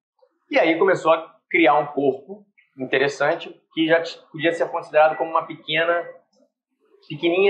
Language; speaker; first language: Portuguese; native; Portuguese